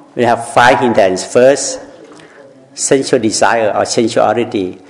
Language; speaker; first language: English; non-native, learner; Thai